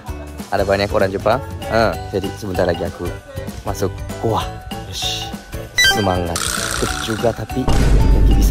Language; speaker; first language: Indonesian; non-native, fluent; Japanese